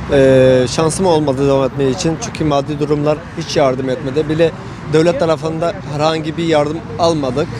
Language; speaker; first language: Turkish; non-native, fluent; Arabic